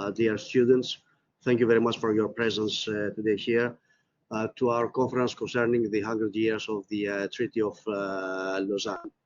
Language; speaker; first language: English; non-native, fluent; Greek